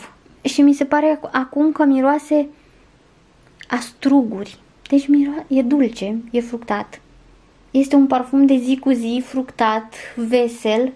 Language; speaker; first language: Romanian; native; Romanian